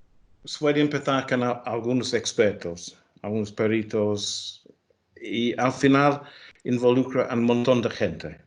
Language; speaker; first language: Spanish; non-native, fluent; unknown